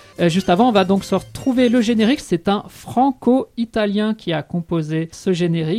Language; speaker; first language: French; native; French